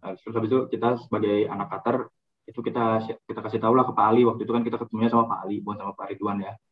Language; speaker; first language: Indonesian; native; Indonesian